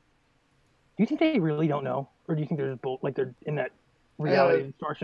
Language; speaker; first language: English; native; English